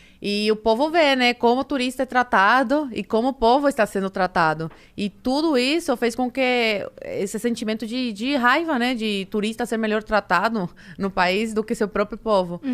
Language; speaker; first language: Portuguese; early bilingual, other home language; Spanish